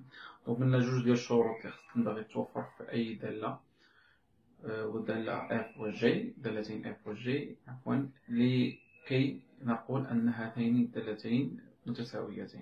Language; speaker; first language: Arabic; native; Arabic